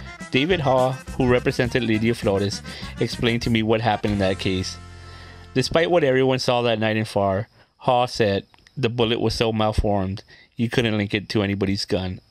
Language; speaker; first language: English; native; English